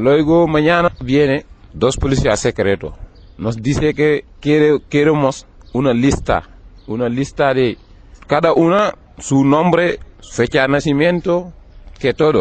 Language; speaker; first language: Spanish; non-native, learner; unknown